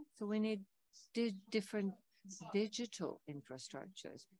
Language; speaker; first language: English; non-native, fluent; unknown